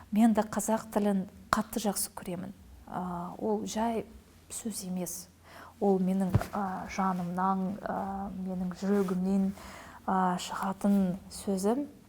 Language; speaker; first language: Kazakh; non-native, local second language; Russian